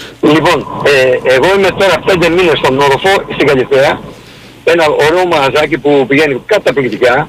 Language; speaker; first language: Greek; early bilingual, heritage; Greek